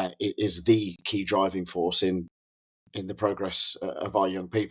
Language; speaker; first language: English; native; English